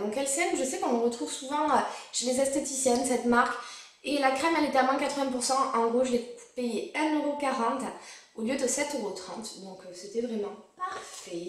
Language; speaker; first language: French; native; French